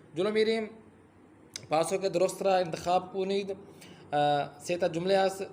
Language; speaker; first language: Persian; non-native, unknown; Urdu